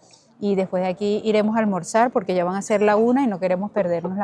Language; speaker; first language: Spanish; native; Spanish